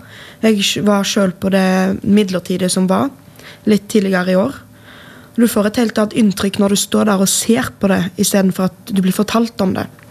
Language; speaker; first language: Norwegian; native; Norwegian